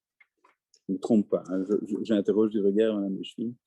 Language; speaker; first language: French; native; French